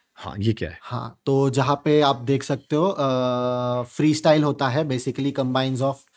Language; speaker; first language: Hindi; non-native, local second language; Punjabi